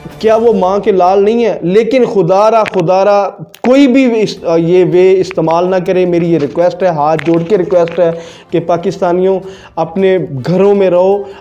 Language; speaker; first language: Urdu; non-native, local second language; Punjabi